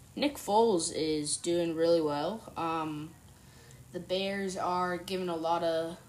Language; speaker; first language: English; native; English